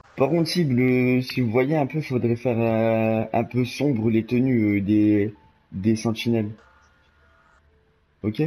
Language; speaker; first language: French; native; French